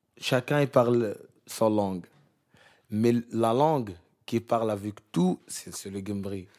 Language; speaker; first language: French; non-native, learner; Arabic